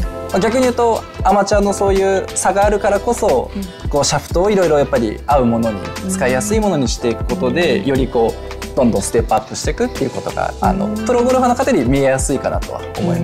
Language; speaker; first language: Japanese; native; Japanese